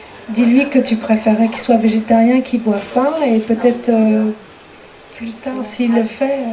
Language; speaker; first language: French; native; French